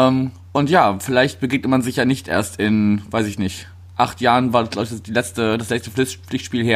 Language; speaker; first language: German; native; German